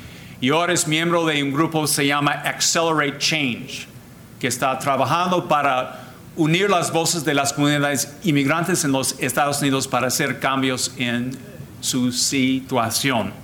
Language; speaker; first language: Spanish; non-native, fluent; English